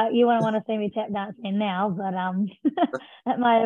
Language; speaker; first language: English; native; English